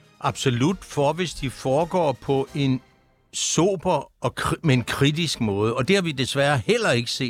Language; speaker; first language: Danish; native; Danish